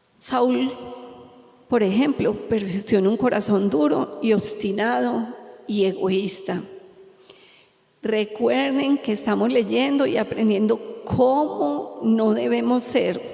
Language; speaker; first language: Spanish; native; Spanish